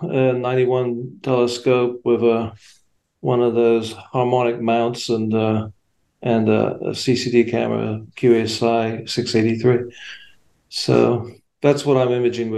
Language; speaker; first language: English; native; English